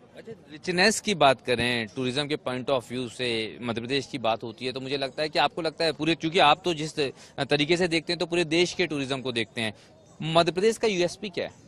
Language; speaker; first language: Hindi; native; Hindi